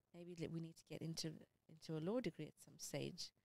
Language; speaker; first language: English; early bilingual, other home language; Amharic